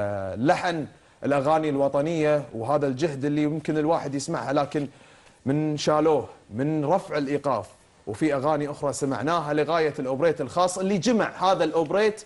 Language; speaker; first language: Arabic; native; Arabic